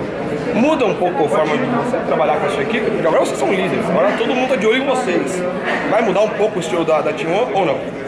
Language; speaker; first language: Portuguese; native; Portuguese